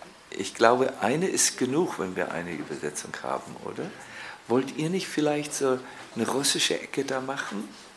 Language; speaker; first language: German; native; German